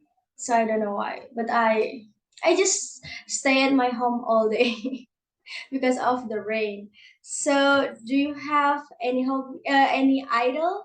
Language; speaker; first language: English; non-native, learner; Indonesian